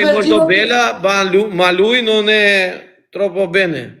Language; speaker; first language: Italian; non-native, learner; Albanian